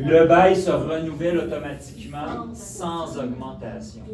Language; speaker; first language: French; native; French